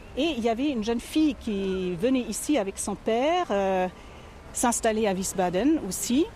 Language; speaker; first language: French; non-native, fluent; German